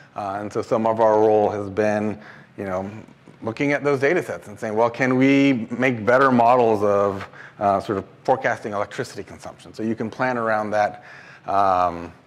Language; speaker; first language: English; native; English